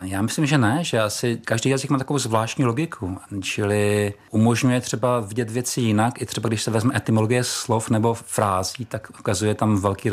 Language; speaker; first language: Czech; native; Czech